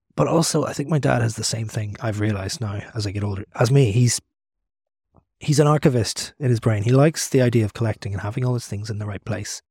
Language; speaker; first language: English; native; English